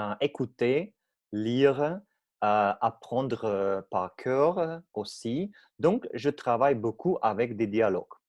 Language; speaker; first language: French; non-native, learner; Russian